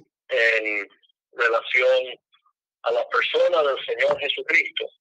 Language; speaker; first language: Spanish; non-native, fluent; English